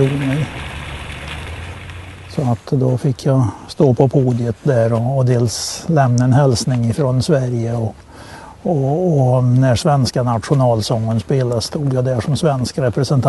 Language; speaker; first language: Swedish; native; Swedish